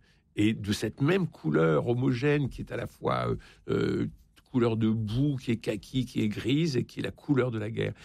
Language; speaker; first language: French; native; French